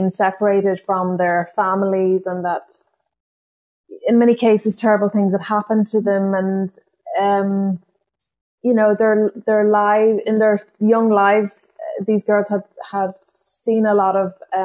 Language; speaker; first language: English; non-native, local second language; Irish